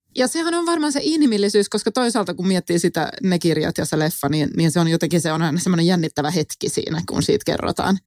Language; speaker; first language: Finnish; non-native, local second language; Swedish